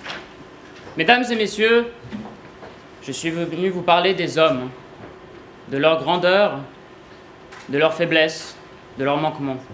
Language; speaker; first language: French; native; French